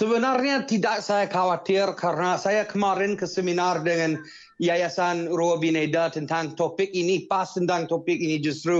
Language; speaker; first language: Indonesian; non-native, fluent; English